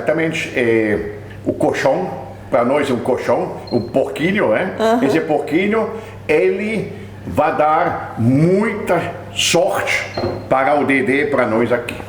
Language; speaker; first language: Portuguese; non-native, fluent; French